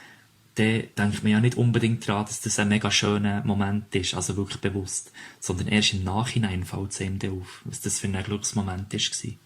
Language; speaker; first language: German; native; German